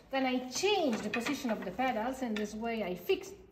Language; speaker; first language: English; non-native, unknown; Italian